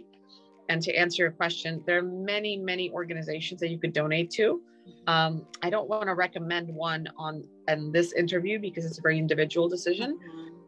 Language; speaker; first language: English; non-native, fluent; Ukrainian